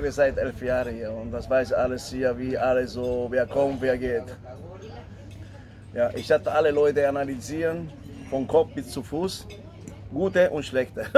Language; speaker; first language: German; non-native, learner; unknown